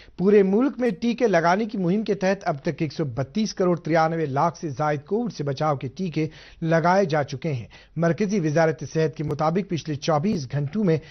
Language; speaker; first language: Urdu; non-native, local second language; Kashmiri